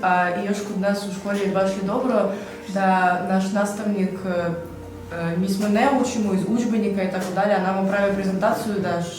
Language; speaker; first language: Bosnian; non-native, learner; Russian